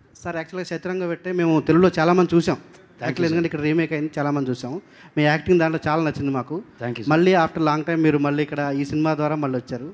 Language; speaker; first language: Telugu; native; Telugu